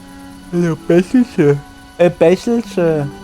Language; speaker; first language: German; native; German